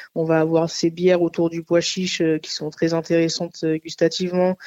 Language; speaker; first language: French; native; French